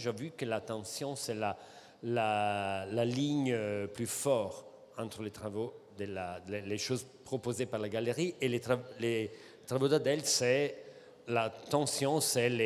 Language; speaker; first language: French; non-native, fluent; Italian